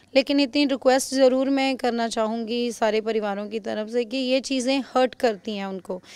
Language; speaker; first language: Hindi; non-native, local second language; Punjabi